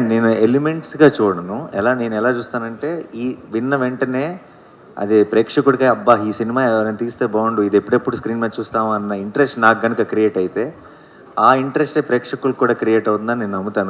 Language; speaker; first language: Telugu; native; Telugu